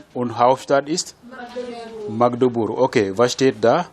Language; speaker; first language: German; non-native, fluent; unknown